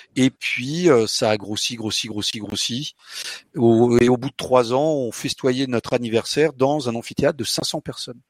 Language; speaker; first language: French; early bilingual, other home language; Portuguese